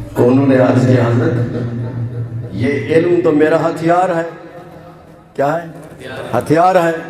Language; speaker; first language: Urdu; non-native, local second language; Punjabi